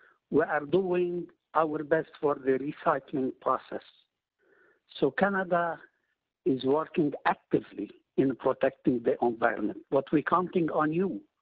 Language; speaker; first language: English; non-native, fluent; Arabic